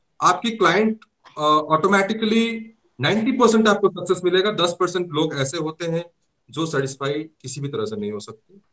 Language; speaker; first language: Hindi; native; Hindi